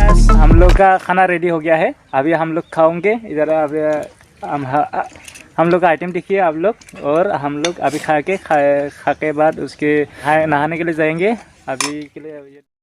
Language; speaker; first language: Hindi; non-native, local second language; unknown